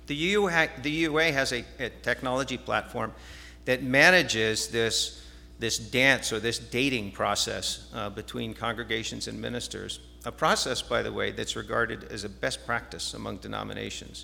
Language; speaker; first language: English; native; English